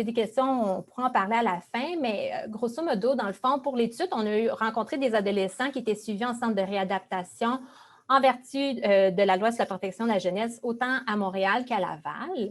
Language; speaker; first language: French; native; French